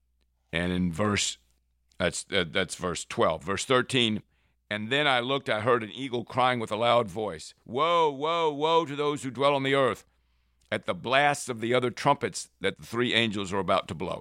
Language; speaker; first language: English; native; English